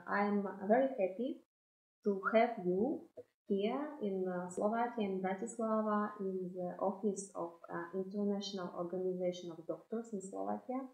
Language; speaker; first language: English; non-native, fluent; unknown